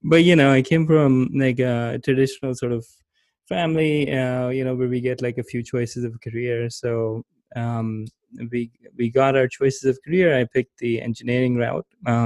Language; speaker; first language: English; non-native, local second language; Urdu